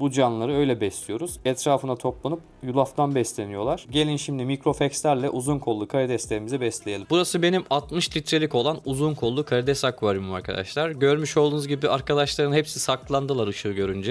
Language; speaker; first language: Turkish; native; Turkish